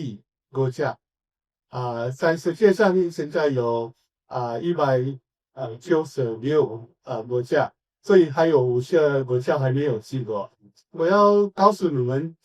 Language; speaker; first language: Chinese; non-native, learner; English